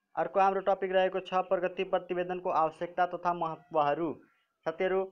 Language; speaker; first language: Nepali; non-native, local second language; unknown